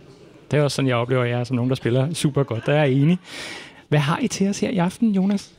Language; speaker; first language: Danish; native; Danish